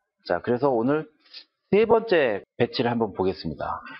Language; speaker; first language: Korean; native; Korean